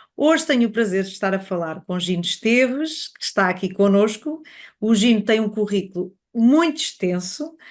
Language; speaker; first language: Portuguese; native; Portuguese